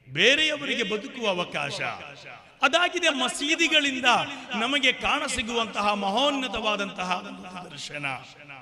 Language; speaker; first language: Kannada; non-native, local second language; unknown